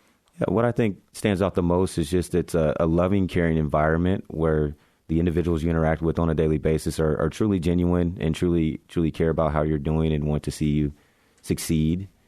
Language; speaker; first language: English; native; English